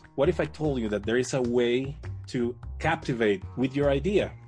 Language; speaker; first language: English; non-native, fluent; Spanish